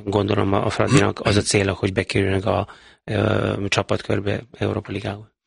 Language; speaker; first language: Hungarian; non-native, fluent; Serbian